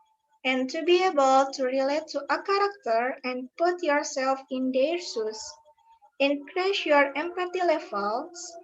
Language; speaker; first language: English; non-native, learner; Indonesian